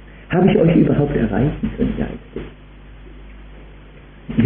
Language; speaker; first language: German; native; German